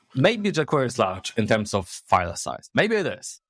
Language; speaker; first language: English; non-native, fluent; Polish